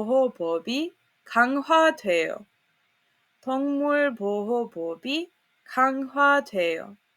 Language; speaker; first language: Korean; non-native, fluent; Serbian